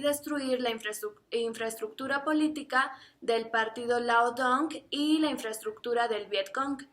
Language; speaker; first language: Spanish; native; Spanish